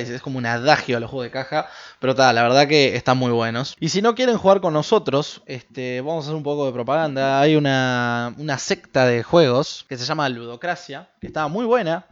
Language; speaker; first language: Spanish; native; Spanish